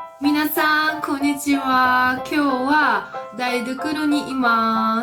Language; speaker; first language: Japanese; non-native, fluent; Polish